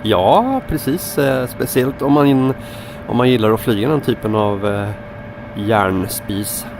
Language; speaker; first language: Swedish; native; Swedish